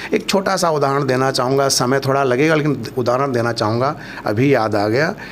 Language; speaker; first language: Hindi; non-native, local second language; Awadhi